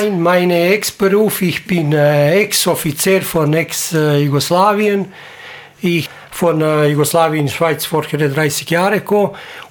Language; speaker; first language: German; non-native, learner; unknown